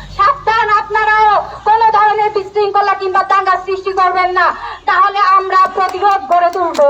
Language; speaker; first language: Bangla; non-native, local second language; Chakma